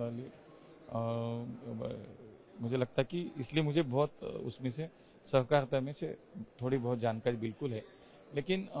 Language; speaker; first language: Hindi; non-native, local second language; Marathi